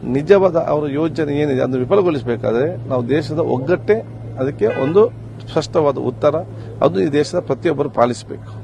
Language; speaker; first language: Kannada; native; Kannada